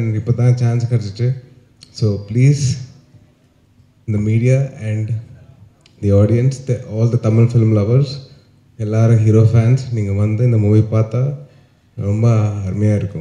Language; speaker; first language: Tamil; non-native, local second language; Telugu